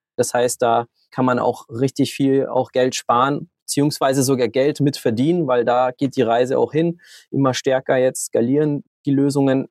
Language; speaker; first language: German; early bilingual, heritage; German